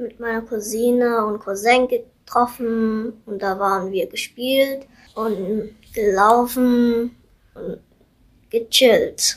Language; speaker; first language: German; non-native, learner; Vietnamese